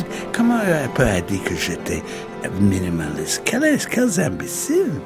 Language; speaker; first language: French; non-native, fluent; English